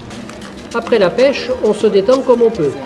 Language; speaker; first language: French; native; French